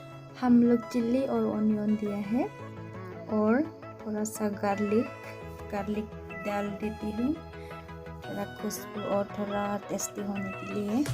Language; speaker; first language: Hindi; non-native, local second language; Bodo